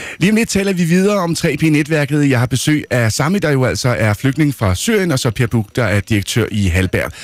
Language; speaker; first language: Danish; native; Danish